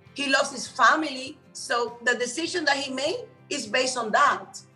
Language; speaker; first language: English; non-native, fluent; Spanish